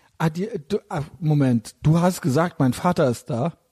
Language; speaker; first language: German; native; German